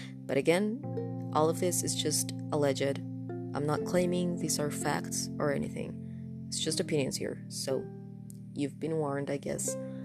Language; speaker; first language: English; non-native, fluent; Spanish